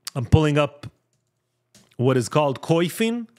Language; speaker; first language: English; non-native, fluent; Hebrew